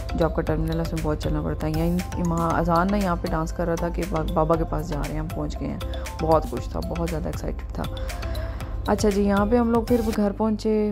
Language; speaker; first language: Urdu; native; Urdu